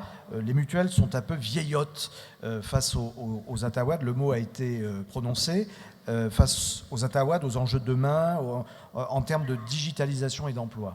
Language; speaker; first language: French; native; French